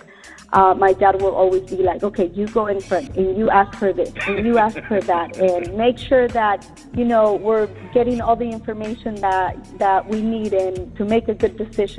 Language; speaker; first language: English; early bilingual, other home language; Spanish